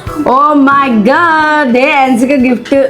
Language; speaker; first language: Malayalam; non-native, learner; Nepali